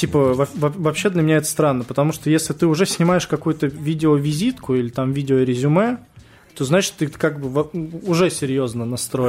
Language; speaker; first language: Russian; native; Russian